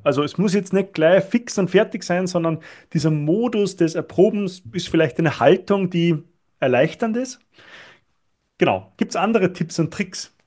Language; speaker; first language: German; native; German